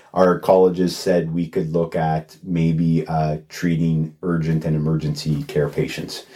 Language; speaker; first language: English; native; English